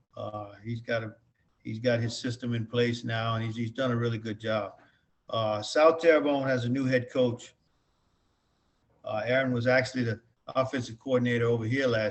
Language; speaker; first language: English; native; English